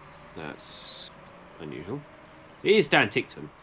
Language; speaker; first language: English; native; English